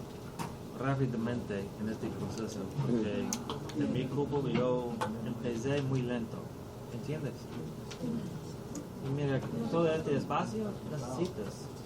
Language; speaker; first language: Spanish; non-native, learner; English